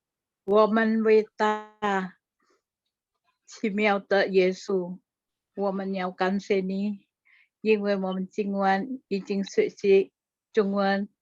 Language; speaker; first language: Chinese; non-native, learner; Indonesian